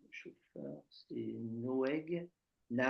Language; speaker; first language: Hebrew; non-native, learner; French